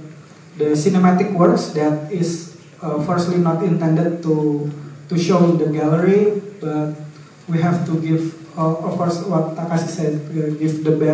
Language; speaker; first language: English; non-native, fluent; Indonesian